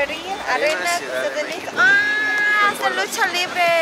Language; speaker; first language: Spanish; non-native, learner; Korean